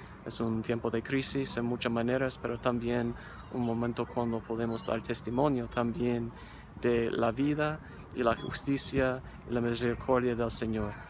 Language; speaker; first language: Spanish; non-native, fluent; English